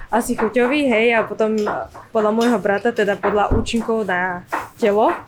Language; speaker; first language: Slovak; early bilingual, other home language; Vietnamese